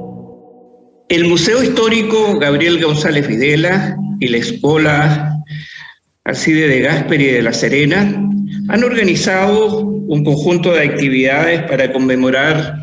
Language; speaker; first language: Spanish; native; Spanish